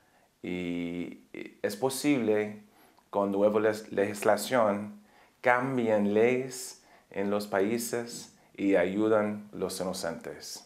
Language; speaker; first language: Spanish; non-native, learner; English